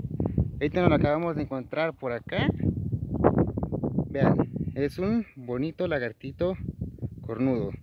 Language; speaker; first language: Spanish; native; Spanish